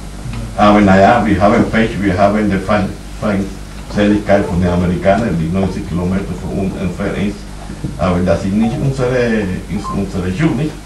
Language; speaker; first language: German; non-native, fluent; Spanish